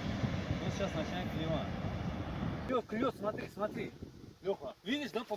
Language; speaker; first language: Russian; non-native, learner; Tajik